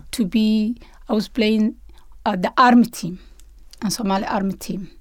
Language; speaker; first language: English; non-native, learner; Somali